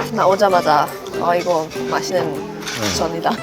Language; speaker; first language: Korean; non-native, fluent; Swedish